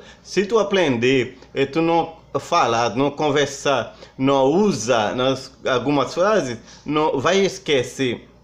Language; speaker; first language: Portuguese; non-native, fluent; Haitian Creole